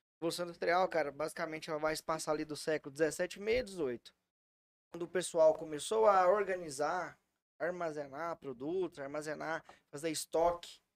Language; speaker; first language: Portuguese; native; Portuguese